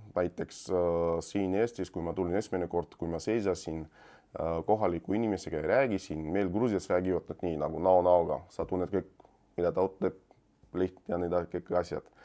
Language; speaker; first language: Estonian; non-native, fluent; Georgian